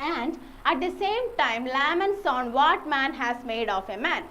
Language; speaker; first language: English; non-native, local second language; Malayalam